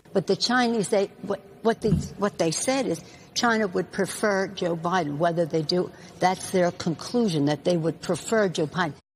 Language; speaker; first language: English; non-native, fluent; Spanish